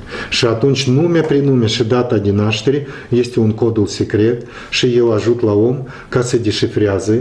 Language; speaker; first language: Romanian; non-native, local second language; Russian